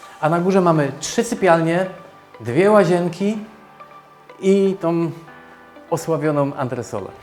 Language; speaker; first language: Polish; native; Polish